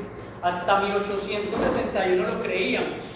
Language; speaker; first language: Spanish; native; Spanish